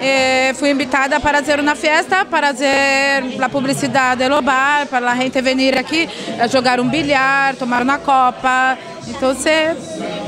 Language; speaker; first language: Spanish; non-native, learner; Portuguese